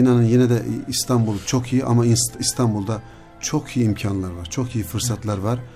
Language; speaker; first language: Turkish; native; Turkish